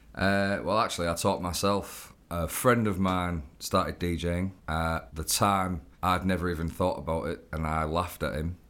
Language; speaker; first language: English; native; English